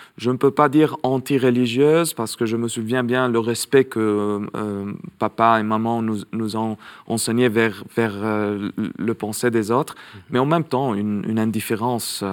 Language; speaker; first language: French; non-native, local second language; Arabic